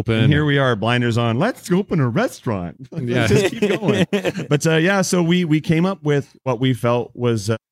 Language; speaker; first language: English; native; English